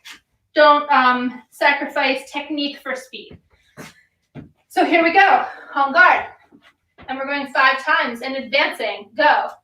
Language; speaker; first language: English; native; English